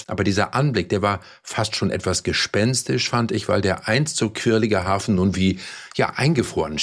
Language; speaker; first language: German; native; German